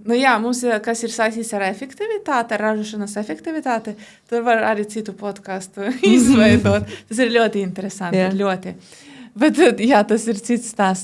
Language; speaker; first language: Latvian; non-native, local second language; Russian